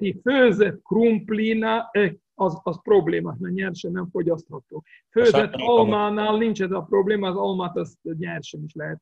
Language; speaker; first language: Hungarian; non-native, fluent; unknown